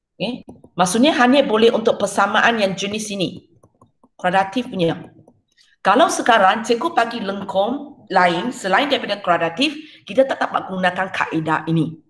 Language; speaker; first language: Malay; non-native, local second language; Chinese